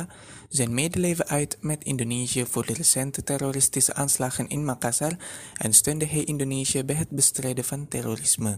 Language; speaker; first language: Dutch; non-native, fluent; Indonesian